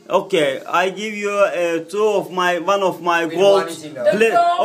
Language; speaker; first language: English; non-native, learner; Turkish